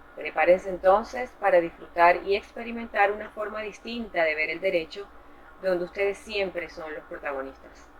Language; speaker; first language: Spanish; native; Spanish